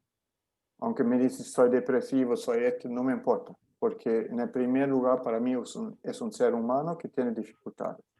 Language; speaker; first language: Spanish; non-native, fluent; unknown